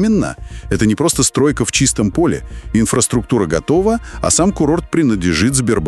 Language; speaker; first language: Russian; native; Russian